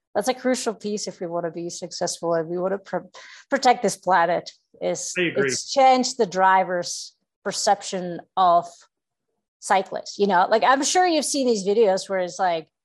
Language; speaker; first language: English; non-native, fluent; Czech